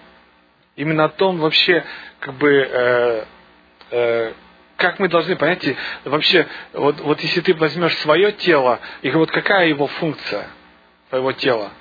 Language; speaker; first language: Russian; native; Russian